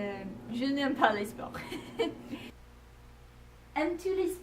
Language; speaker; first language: French; non-native, learner; English